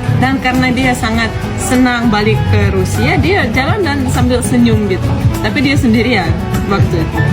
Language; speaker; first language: Indonesian; non-native, fluent; Russian